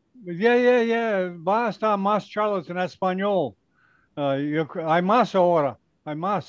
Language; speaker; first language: Spanish; non-native, learner; English